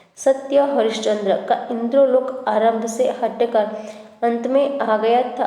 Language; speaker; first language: Hindi; non-native, local second language; Gujarati